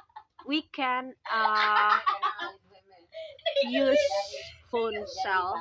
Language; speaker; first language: English; non-native, local second language; Indonesian